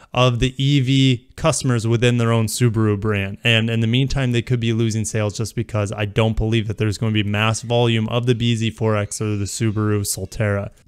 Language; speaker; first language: English; native; English